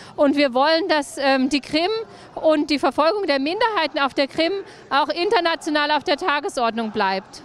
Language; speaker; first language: German; native; German